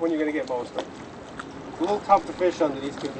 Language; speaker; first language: English; native; English